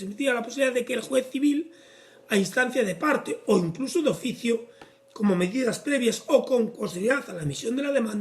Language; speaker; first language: Spanish; native; Spanish